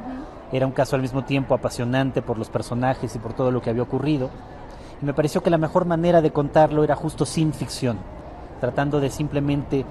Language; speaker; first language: Spanish; native; Spanish